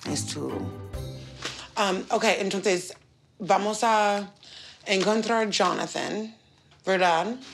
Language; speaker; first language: Spanish; non-native, learner; English